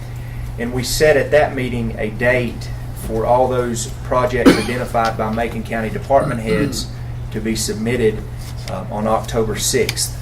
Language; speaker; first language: English; native; English